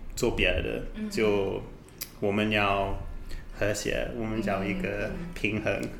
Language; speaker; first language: Chinese; non-native, learner; English